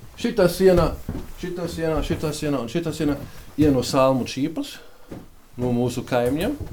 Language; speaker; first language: Latvian; non-native, learner; German